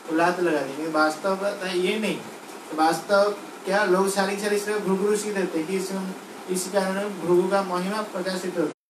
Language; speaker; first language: Hindi; non-native, local second language; Odia